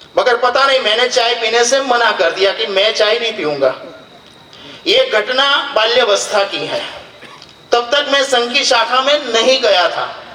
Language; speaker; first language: Hindi; non-native, local second language; Gujarati